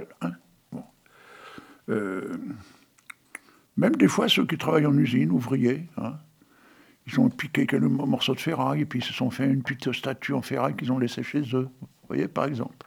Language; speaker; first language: French; native; French